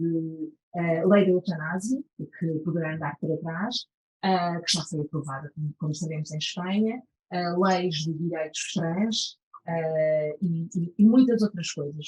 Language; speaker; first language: Portuguese; native; Portuguese